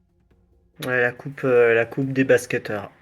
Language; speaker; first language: French; native; French